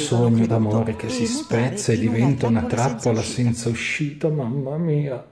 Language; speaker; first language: Italian; native; Italian